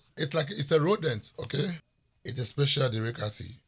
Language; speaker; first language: English; non-native, local second language; Ewe